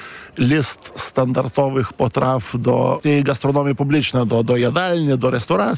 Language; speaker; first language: Polish; non-native, fluent; Lithuanian